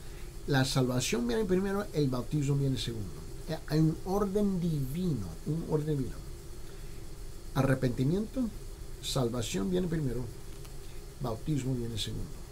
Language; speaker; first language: Spanish; early bilingual, heritage; Spanish